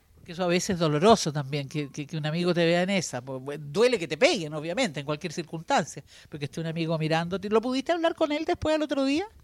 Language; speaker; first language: Spanish; native; Spanish